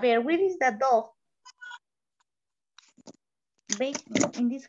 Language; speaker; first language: English; non-native, learner; Spanish